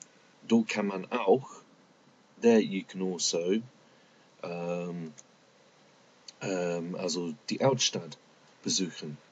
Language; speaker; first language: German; non-native, fluent; English